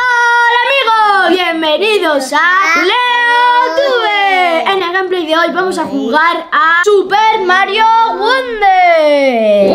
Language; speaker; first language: Spanish; native; Spanish